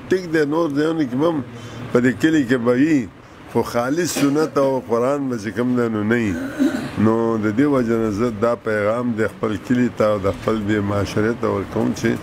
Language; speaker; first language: Pashto; native; Pashto